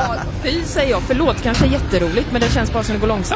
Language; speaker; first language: Swedish; native; Swedish